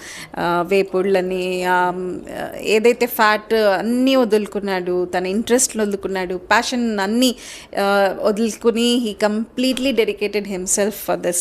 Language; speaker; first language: Telugu; native; Telugu